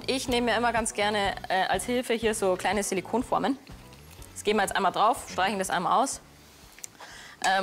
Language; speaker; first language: German; native; German